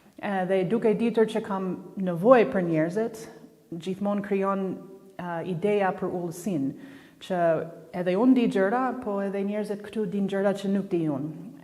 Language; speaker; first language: Albanian; non-native, fluent; English